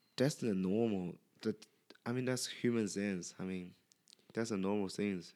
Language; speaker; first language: English; non-native, learner; Chinese